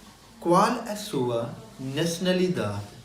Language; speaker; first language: Portuguese; non-native, learner; Hindi